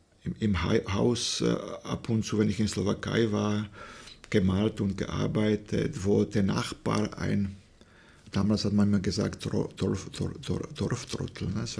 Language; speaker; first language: German; non-native, fluent; Slovak